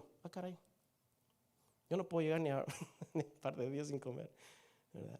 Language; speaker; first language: Spanish; native; Spanish